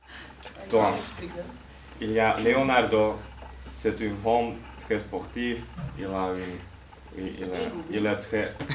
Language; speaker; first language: French; non-native, learner; Dutch